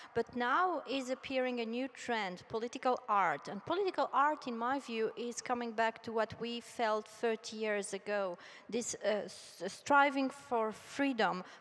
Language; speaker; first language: English; non-native, fluent; Polish